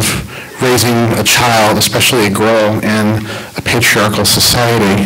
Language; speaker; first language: English; native; English